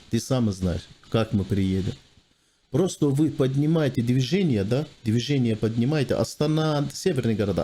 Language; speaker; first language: Russian; non-native, fluent; Armenian